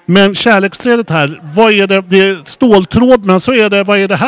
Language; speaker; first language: Swedish; native; Swedish